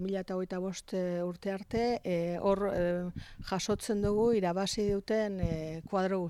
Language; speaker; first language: Basque; native; Basque